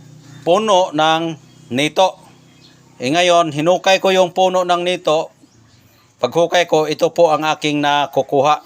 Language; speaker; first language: Filipino; non-native, local second language; Cebuano